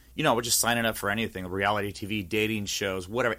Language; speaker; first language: English; native; English